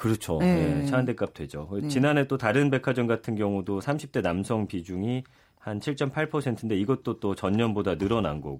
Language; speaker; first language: Korean; native; Korean